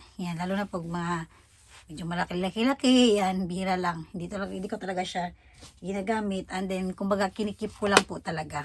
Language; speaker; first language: Filipino; native; Filipino